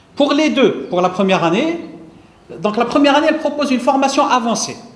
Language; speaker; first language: French; non-native, local second language; Arabic